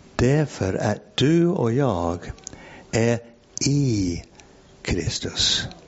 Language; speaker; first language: Swedish; non-native, fluent; English